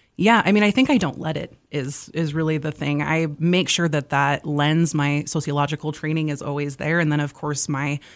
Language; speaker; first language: English; native; English